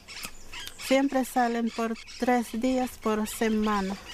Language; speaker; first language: Spanish; non-native, local second language; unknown